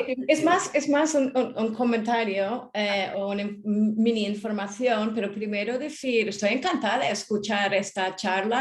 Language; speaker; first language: Spanish; non-native, fluent; English